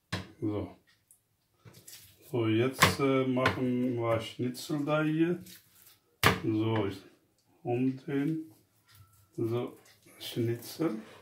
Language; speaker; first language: German; non-native, learner; Urdu